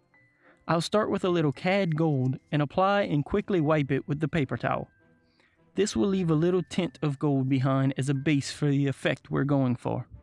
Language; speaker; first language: English; native; English